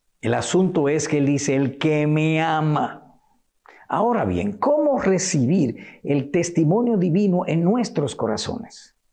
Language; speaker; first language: Spanish; native; Spanish